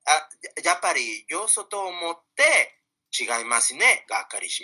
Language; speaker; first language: Japanese; non-native, fluent; Spanish